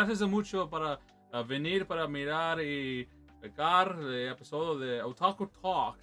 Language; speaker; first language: Spanish; early bilingual, heritage; English